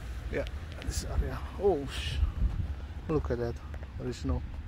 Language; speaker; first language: English; non-native, learner; Javanese